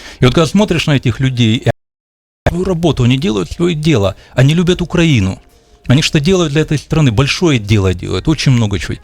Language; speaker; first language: Russian; native; Russian